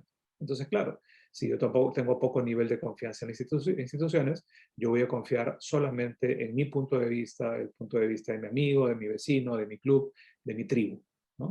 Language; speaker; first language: Spanish; native; Spanish